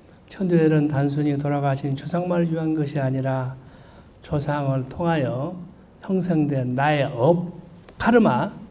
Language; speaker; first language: Korean; native; Korean